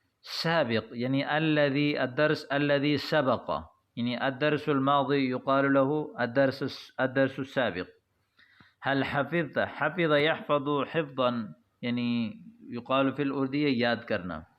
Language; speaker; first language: Arabic; non-native, fluent; Urdu